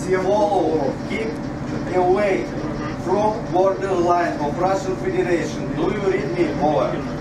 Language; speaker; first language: English; non-native, learner; Russian